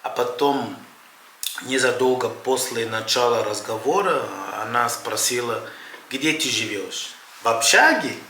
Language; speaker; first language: Russian; non-native, fluent; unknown